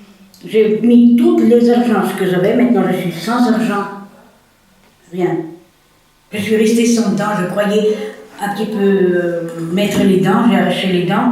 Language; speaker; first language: French; early bilingual, heritage; Russian